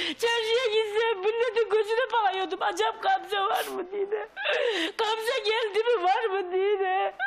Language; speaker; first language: Turkish; native; Turkish